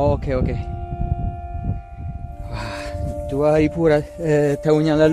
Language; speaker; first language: Indonesian; non-native, learner; English